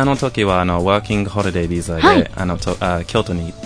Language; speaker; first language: Japanese; non-native, fluent; English